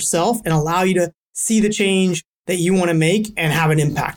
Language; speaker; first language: English; native; English